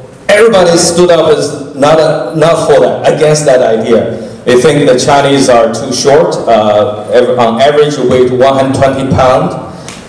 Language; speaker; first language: English; non-native, fluent; Chinese